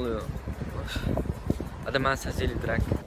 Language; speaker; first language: Dutch; early bilingual, heritage; Turkish